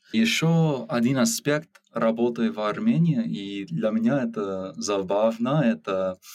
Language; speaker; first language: Russian; non-native, fluent; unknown